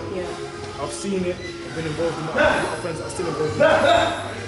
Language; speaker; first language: English; native; English